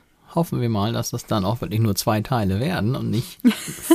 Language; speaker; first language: German; native; German